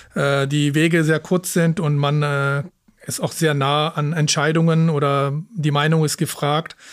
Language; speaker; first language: German; early bilingual, other home language; Punjabi